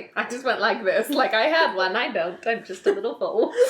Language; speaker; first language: English; native; English